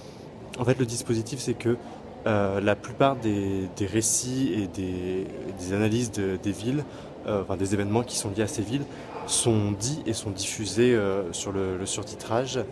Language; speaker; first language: French; native; French